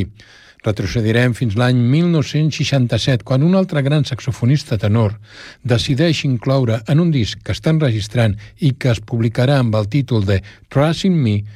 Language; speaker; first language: Catalan; native; Catalan